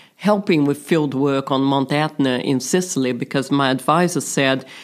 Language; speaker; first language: English; non-native, fluent; Portuguese